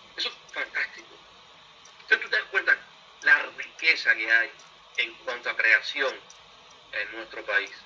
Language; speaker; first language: Spanish; native; Spanish